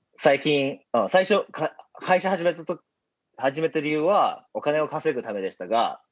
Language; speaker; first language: Japanese; early bilingual, heritage; Japanese